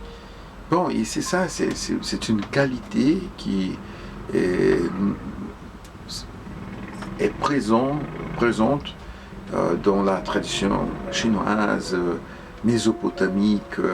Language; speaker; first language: French; non-native, fluent; Portuguese